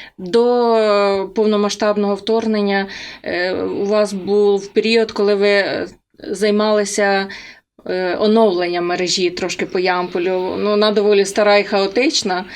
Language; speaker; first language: Ukrainian; native; Ukrainian